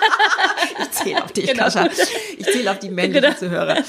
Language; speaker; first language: German; native; German